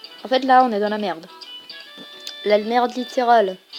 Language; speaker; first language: French; native; French